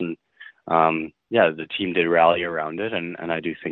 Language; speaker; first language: English; native; English